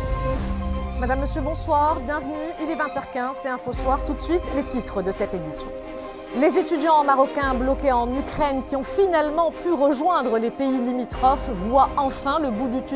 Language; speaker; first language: French; non-native, local second language; Arabic